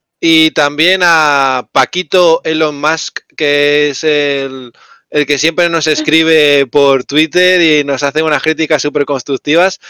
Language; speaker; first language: Spanish; native; Spanish